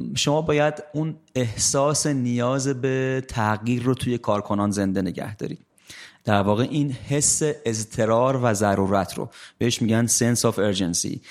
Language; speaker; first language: Persian; native; Persian